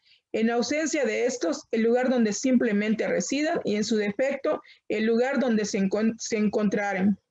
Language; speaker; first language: Spanish; native; Spanish